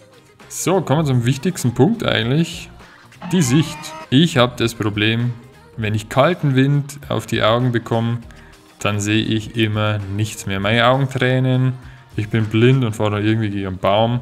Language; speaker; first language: German; native; German